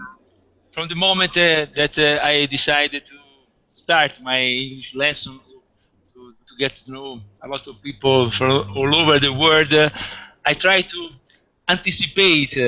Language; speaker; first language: English; non-native, fluent; Italian